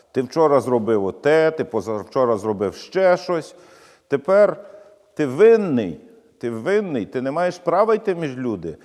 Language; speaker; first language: Ukrainian; native; Ukrainian